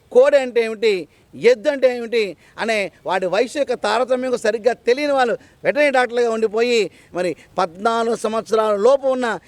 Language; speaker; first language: Telugu; native; Telugu